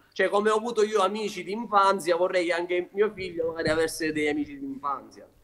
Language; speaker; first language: Italian; native; Italian